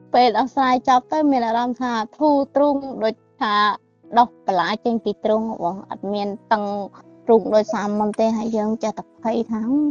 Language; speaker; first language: Khmer; non-native, local second language; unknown